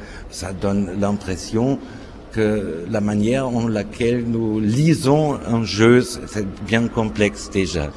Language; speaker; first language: French; non-native, fluent; German